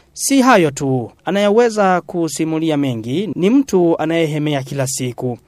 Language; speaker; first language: Swahili; non-native, local second language; Rundi